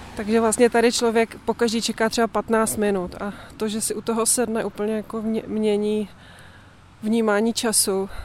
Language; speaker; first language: Czech; native; Czech